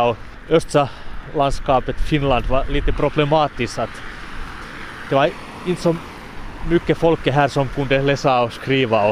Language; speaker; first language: Swedish; non-native, local second language; Finnish